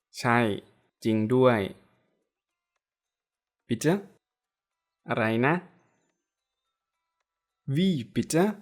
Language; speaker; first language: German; non-native, fluent; Thai